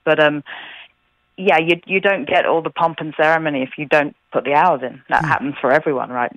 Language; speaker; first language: English; native; English